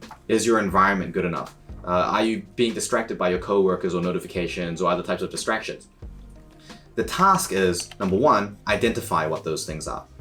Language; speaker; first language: English; native; English